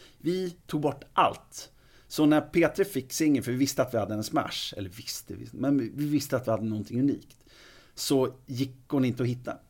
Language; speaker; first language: Swedish; native; Swedish